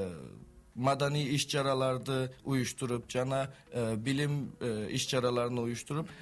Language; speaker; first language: Kyrgyz; non-native, learner; Turkish